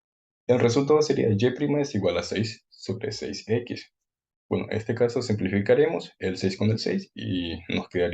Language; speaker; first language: Spanish; native; Spanish